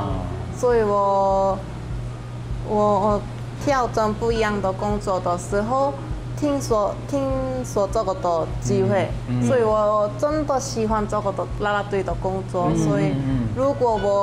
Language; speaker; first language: Chinese; non-native, learner; Korean